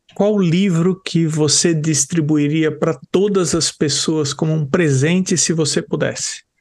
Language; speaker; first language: Portuguese; native; Portuguese